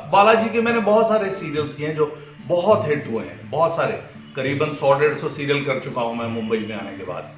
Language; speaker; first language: Hindi; native; Hindi